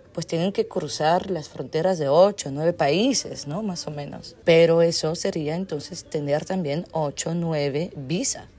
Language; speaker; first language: Spanish; non-native, fluent; French